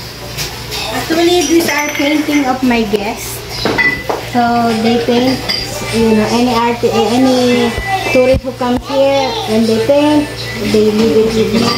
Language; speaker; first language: English; non-native, local second language; Filipino